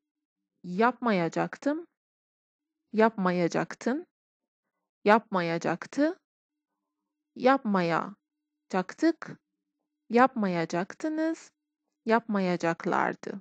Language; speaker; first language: Turkish; non-native, fluent; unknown